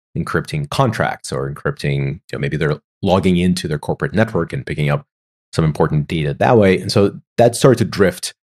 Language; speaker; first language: English; non-native, fluent; Ukrainian